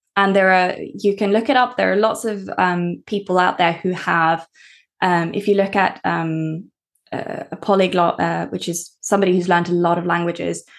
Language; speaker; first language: English; early bilingual, other home language; Norwegian